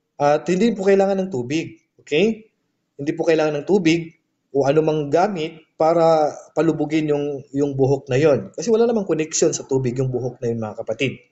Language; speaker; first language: Filipino; native; Filipino